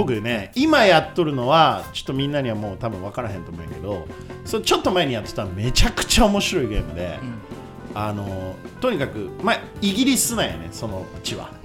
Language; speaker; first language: Japanese; native; Japanese